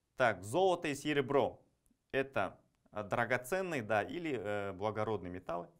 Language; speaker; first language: Russian; non-native, local second language; Kazakh